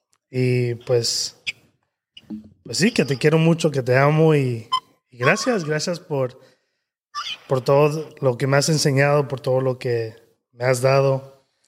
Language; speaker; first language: Spanish; early bilingual, heritage; Spanish